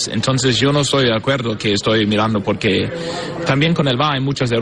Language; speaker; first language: Spanish; non-native, fluent; Portuguese